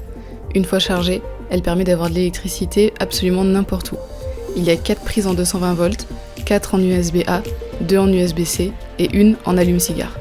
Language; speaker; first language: French; native; French